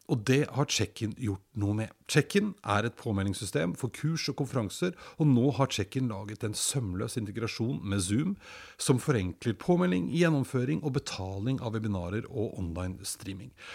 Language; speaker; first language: Norwegian; native; Norwegian